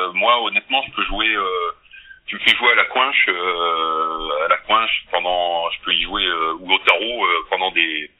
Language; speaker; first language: French; native; French